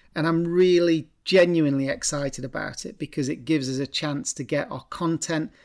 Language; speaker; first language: English; native; English